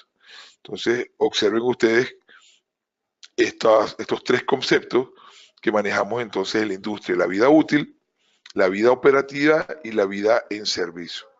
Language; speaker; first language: Spanish; native; Spanish